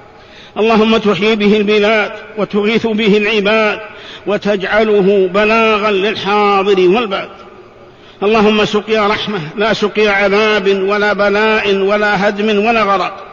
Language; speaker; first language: Arabic; native; Arabic